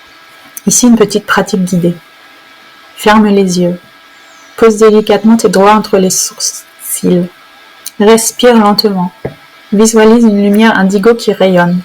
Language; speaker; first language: French; native; French